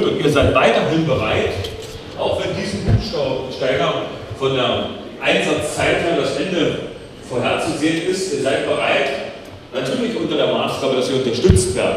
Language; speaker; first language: German; native; German